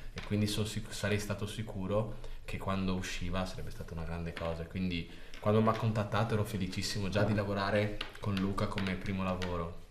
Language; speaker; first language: Italian; early bilingual, other home language; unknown